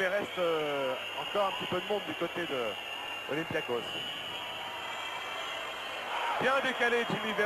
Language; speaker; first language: French; native; French